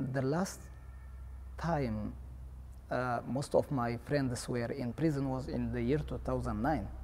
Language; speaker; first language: English; non-native, fluent; Tigrinya